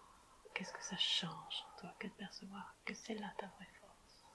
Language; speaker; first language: French; native; French